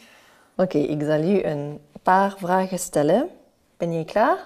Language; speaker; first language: Dutch; non-native, local second language; French